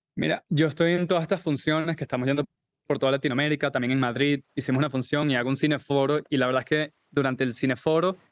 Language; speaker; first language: Spanish; native; Spanish